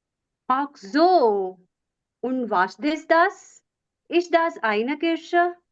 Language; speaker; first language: German; non-native, learner; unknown